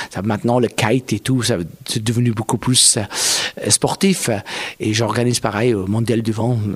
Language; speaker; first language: French; non-native, fluent; Persian